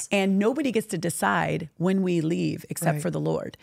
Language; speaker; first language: English; native; English